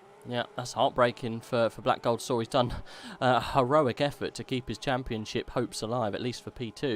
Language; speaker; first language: English; native; English